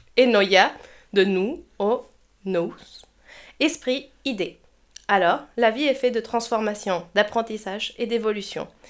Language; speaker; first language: French; early bilingual, heritage; Spanish